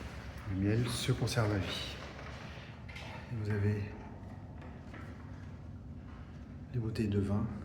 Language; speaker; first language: French; early bilingual, heritage; Portuguese